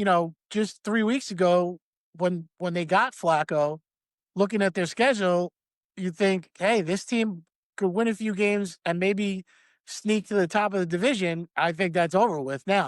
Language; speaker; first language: English; native; English